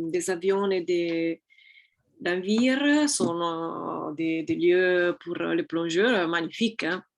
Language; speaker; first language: French; non-native, fluent; Italian